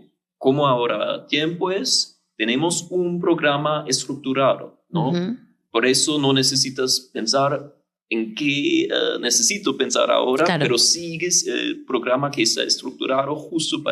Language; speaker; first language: Spanish; non-native, fluent; German